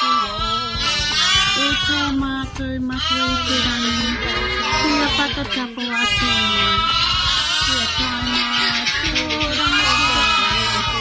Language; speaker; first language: Māori; non-native, learner; English